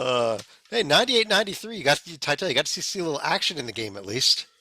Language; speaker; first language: English; native; English